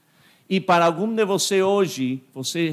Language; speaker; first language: Portuguese; non-native, fluent; English